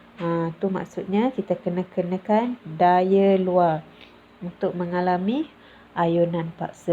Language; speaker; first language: Malay; native; Malay